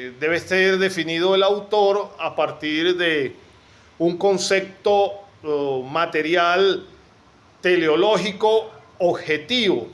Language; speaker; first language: Spanish; native; Spanish